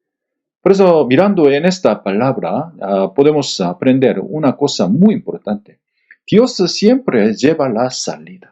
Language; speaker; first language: Spanish; non-native, fluent; Korean